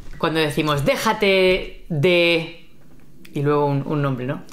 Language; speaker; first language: Spanish; native; Spanish